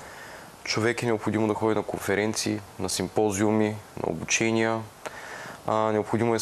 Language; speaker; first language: Bulgarian; native; Bulgarian